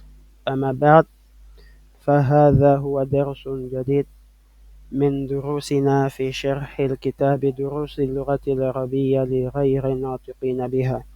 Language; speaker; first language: Arabic; non-native, fluent; French